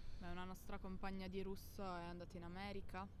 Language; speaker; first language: Italian; native; Italian